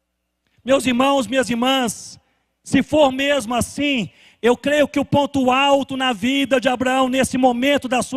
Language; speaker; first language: Portuguese; native; Portuguese